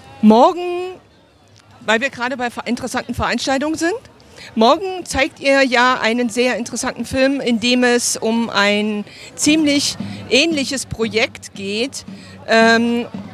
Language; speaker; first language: German; native; German